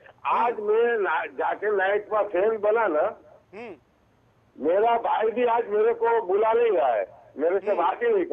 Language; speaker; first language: Hindi; non-native, local second language; Gujarati